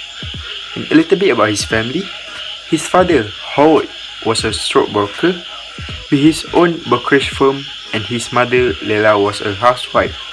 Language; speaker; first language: English; non-native, local second language; Malay